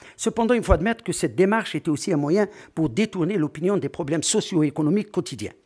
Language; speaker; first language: French; non-native, local second language; Arabic